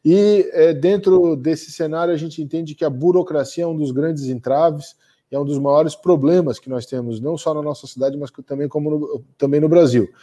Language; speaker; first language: Portuguese; native; Portuguese